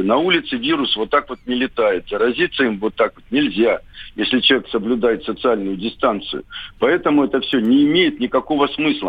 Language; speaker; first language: Russian; native; Russian